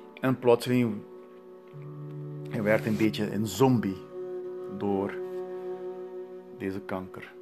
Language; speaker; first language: Dutch; non-native, learner; Portuguese